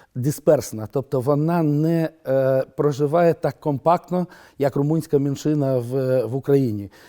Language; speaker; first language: Ukrainian; non-native, local second language; Romanian